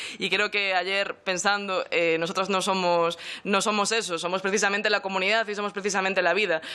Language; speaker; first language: Spanish; native; Spanish